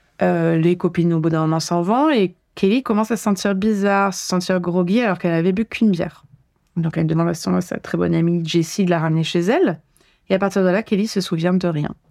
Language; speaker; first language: French; native; French